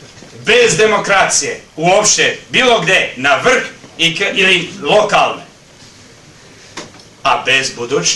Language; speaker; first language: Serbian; early bilingual, heritage; Serbian